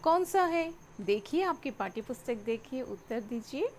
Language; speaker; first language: Hindi; non-native, local second language; Telugu